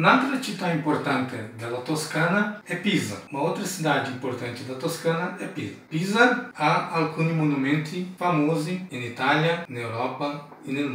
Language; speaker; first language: Italian; non-native, fluent; Portuguese